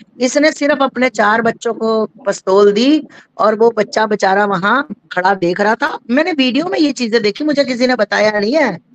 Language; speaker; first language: Hindi; native; Hindi